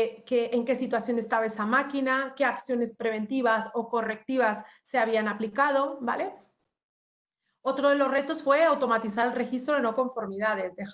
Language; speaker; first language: Spanish; native; Spanish